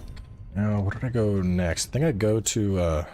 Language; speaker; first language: English; native; English